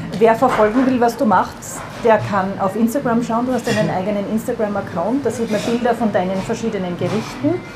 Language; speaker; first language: German; native; German